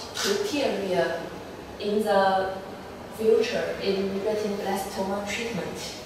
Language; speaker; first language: English; non-native, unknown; Chinese